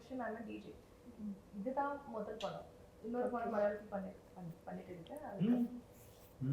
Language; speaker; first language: Tamil; non-native, fluent; Malayalam